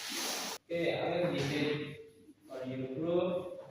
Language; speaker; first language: English; non-native, learner; Indonesian